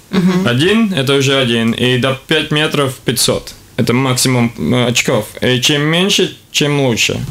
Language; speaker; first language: Russian; non-native, local second language; Latvian